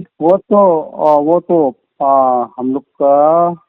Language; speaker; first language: Hindi; non-native, local second language; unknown